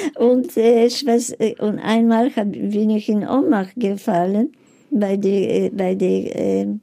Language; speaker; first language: German; non-native, fluent; Polish